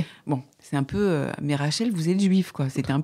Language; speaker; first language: French; native; French